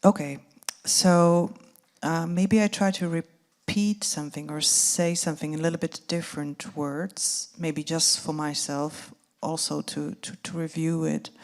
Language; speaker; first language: English; non-native, fluent; Czech